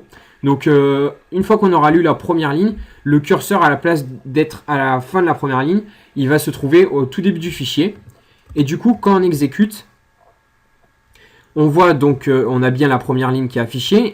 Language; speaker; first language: French; native; French